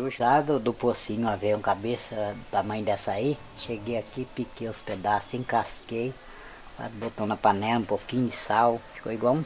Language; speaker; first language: Portuguese; native; Portuguese